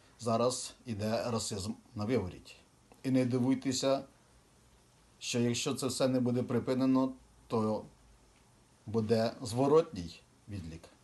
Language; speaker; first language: Ukrainian; native; Ukrainian